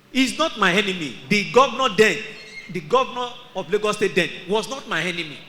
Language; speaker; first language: English; non-native, local second language; Yoruba